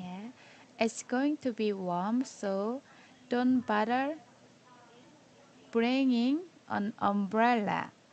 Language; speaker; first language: English; non-native, learner; Korean